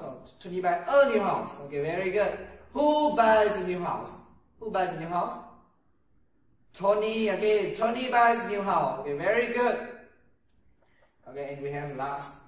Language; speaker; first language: English; non-native, learner; Vietnamese